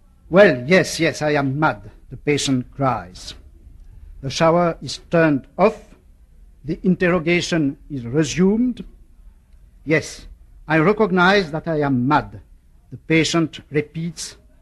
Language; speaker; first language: English; non-native, fluent; French